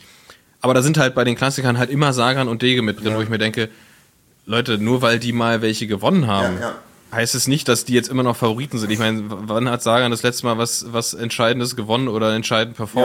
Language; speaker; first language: German; native; German